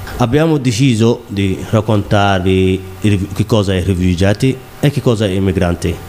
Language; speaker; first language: Italian; non-native, learner; Somali